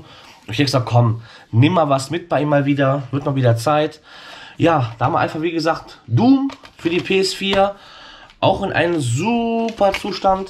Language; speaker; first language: German; native; German